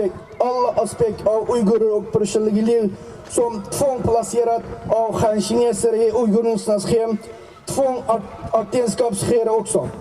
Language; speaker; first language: Swedish; non-native, learner; Uyghur